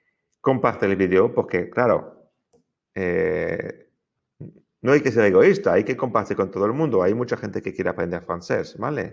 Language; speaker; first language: Spanish; non-native, fluent; French